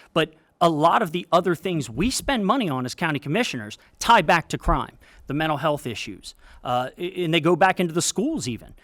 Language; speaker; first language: English; native; English